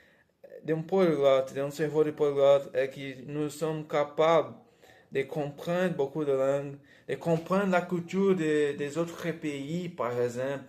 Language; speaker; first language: French; non-native, learner; Portuguese